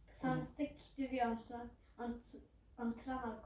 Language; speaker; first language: Mongolian; early bilingual, heritage; Mongolian